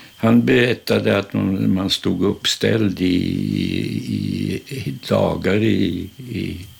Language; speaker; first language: Swedish; early bilingual, other home language; German